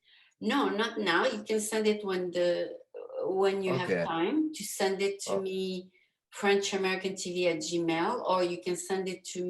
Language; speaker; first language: English; non-native, fluent; French